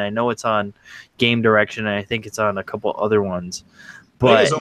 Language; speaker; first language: English; native; English